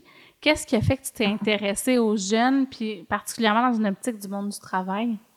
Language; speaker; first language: French; native; French